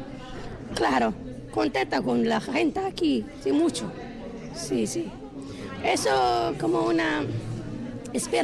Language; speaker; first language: Spanish; non-native, learner; Arabic